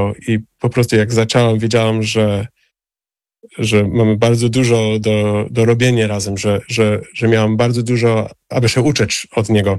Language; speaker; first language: Polish; non-native, fluent; English